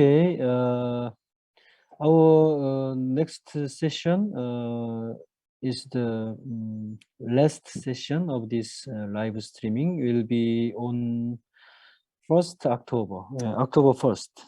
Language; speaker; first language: English; non-native, fluent; Korean